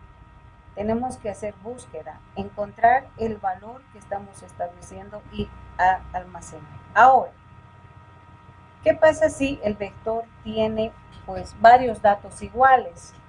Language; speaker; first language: Spanish; native; Spanish